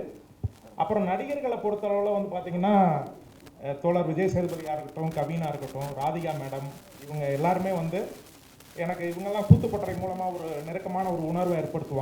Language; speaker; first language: Tamil; native; Tamil